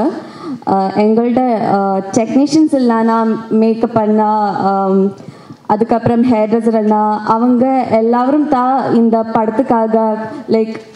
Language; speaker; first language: Tamil; non-native, learner; Malayalam